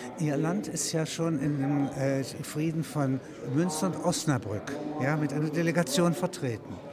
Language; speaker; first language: German; native; German